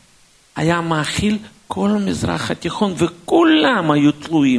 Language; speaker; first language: Hebrew; non-native, fluent; Russian